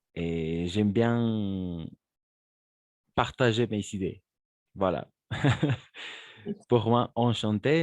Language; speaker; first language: French; non-native, fluent; Spanish